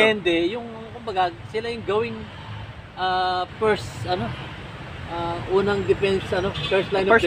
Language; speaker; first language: Filipino; native; Filipino